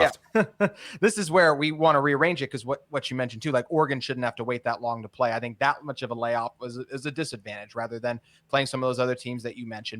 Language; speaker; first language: English; native; English